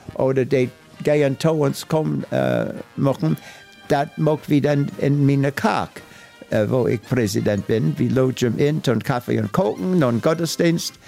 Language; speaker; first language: German; early bilingual, heritage; English